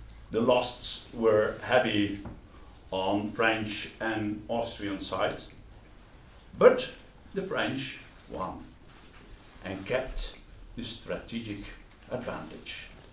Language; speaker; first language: English; non-native, fluent; Dutch